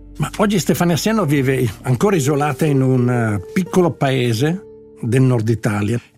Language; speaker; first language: Italian; native; Italian